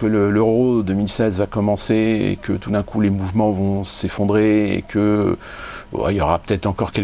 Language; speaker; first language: French; native; French